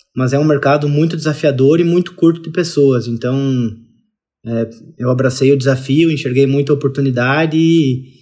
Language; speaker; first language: Portuguese; native; Portuguese